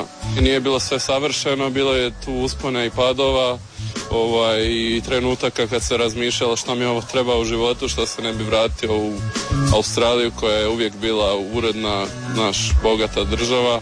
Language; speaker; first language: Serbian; early bilingual, heritage; Croatian